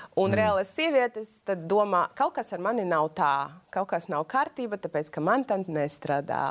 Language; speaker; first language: Latvian; non-native, local second language; Russian